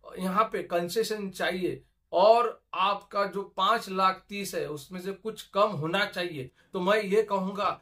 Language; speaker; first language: Hindi; non-native, local second language; Marathi